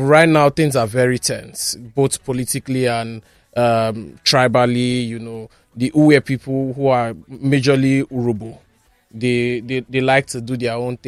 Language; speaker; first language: English; non-native, local second language; Yoruba